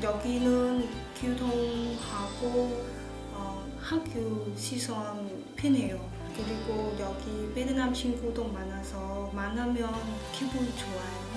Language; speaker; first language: Korean; non-native, learner; Vietnamese